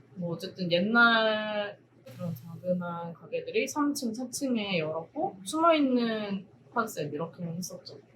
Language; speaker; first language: Korean; native; Korean